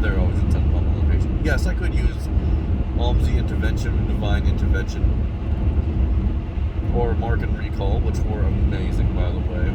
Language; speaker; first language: English; native; English